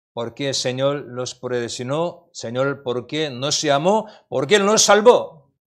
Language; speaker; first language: Spanish; non-native, learner; Korean